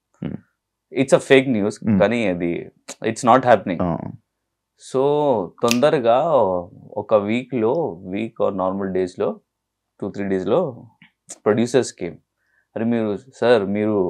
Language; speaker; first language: Telugu; non-native, local second language; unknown